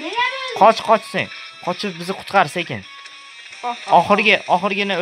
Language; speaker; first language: Turkish; non-native, learner; Uzbek